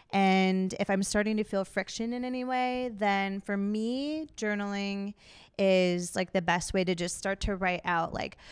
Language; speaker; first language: English; native; English